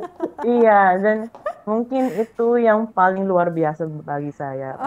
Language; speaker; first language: Indonesian; non-native, fluent; Filipino